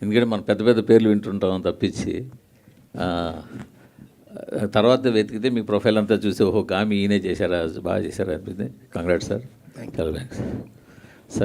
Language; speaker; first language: Telugu; native; Telugu